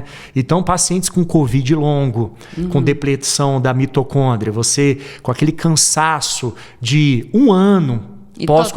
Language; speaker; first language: Portuguese; native; Portuguese